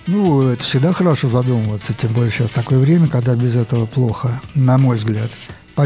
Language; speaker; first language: Russian; native; Russian